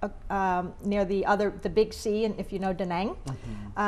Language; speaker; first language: English; native; English